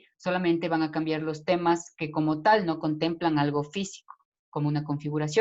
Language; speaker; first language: Spanish; native; Spanish